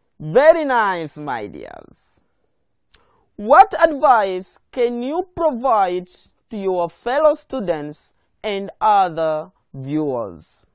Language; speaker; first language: English; non-native, local second language; Swahili